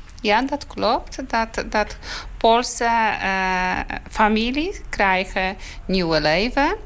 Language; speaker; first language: Dutch; non-native, learner; Polish